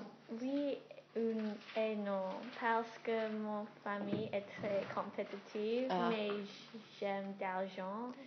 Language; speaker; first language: French; non-native, learner; English